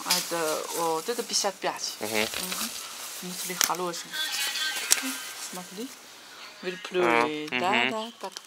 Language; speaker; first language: Russian; non-native, learner; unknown